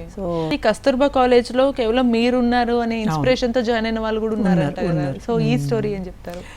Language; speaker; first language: Telugu; native; Telugu